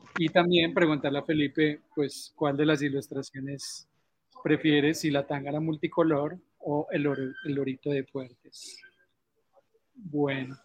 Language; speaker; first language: Spanish; native; Spanish